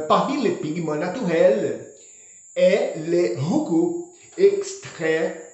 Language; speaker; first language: French; non-native, learner; Portuguese